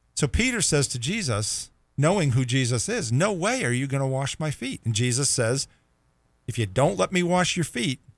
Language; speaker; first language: English; native; English